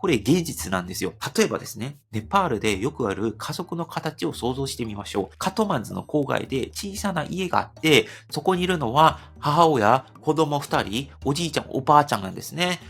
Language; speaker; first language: Japanese; non-native, fluent; Korean